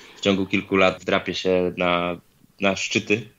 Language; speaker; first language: Polish; native; Polish